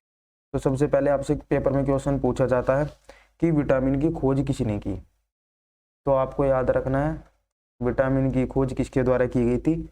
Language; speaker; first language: Hindi; native; Hindi